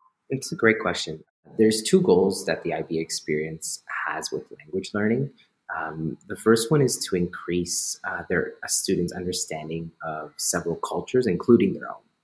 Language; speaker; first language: English; native; English